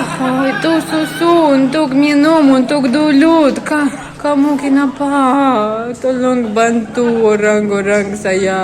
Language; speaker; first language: Indonesian; non-native, learner; Russian